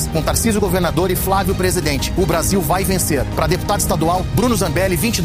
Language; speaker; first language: Portuguese; native; Portuguese